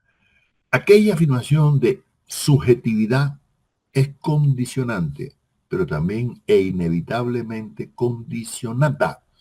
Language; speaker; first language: Spanish; native; Spanish